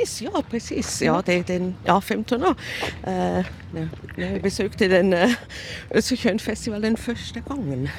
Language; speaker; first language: Swedish; non-native, learner; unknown